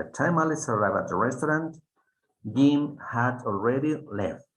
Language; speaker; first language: English; non-native, fluent; Spanish